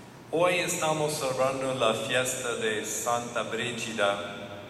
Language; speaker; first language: Spanish; non-native, fluent; English